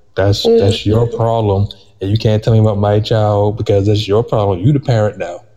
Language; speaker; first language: English; native; English